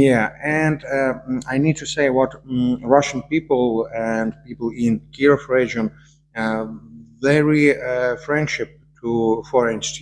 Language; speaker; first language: English; non-native, learner; Russian